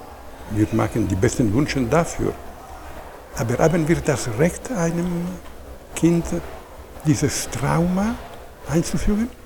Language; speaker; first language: German; non-native, fluent; Italian